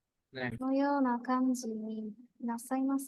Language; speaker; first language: Japanese; non-native, learner; Bangla